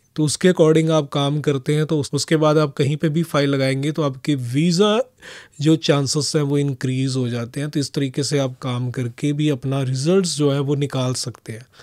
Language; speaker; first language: Hindi; non-native, local second language; Punjabi